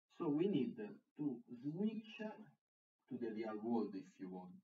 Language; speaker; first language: English; non-native, fluent; Italian